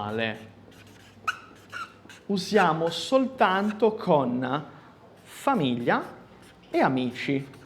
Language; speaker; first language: Italian; non-native, fluent; Portuguese